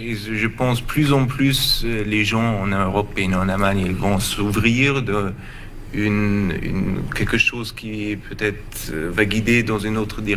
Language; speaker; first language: French; non-native, learner; German